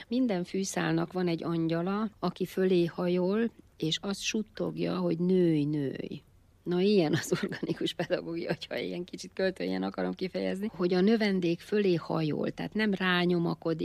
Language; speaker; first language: Hungarian; native; Hungarian